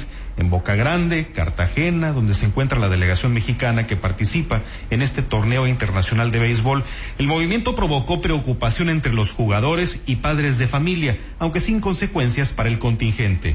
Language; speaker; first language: Spanish; native; Spanish